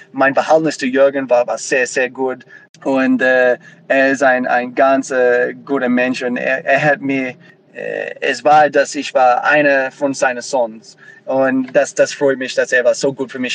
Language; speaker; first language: German; non-native, learner; English